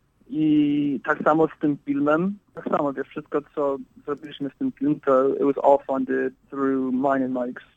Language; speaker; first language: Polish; early bilingual, heritage; English